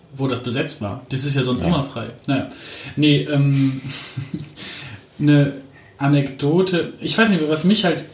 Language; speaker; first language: German; native; German